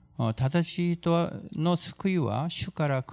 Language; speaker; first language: Japanese; non-native, fluent; Korean